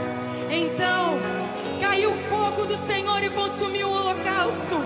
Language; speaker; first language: Portuguese; native; Portuguese